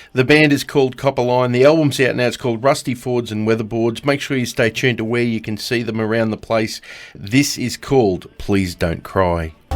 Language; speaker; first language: English; native; English